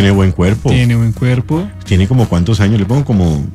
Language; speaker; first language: Spanish; native; Spanish